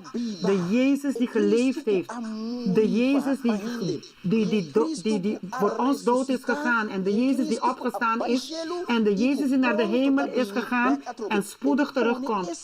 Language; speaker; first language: Dutch; non-native, local second language; Papiamento